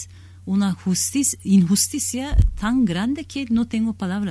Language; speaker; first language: Spanish; non-native, learner; Kurdish